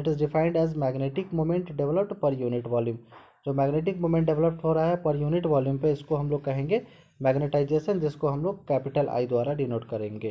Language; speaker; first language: Hindi; native; Hindi